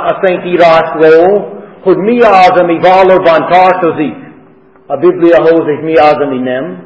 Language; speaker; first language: Hungarian; non-native, fluent; English